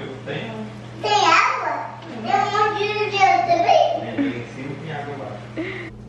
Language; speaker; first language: Portuguese; early bilingual, heritage; Portuguese